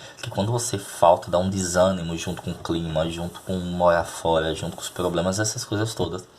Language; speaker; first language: Portuguese; native; Portuguese